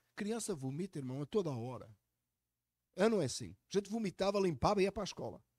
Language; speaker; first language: Portuguese; native; Portuguese